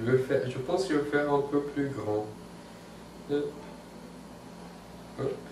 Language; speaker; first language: French; non-native, fluent; Portuguese